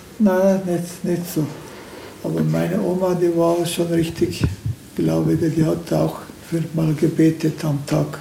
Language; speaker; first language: German; non-native, learner; Turkish